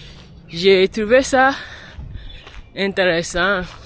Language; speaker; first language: French; non-native, learner; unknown